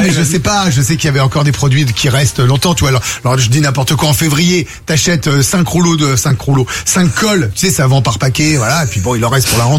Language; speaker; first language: French; native; French